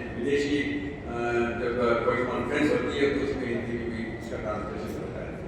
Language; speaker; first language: Hindi; native; Hindi